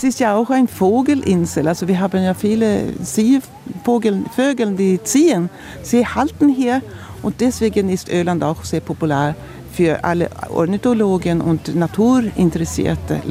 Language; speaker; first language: German; non-native, fluent; Swedish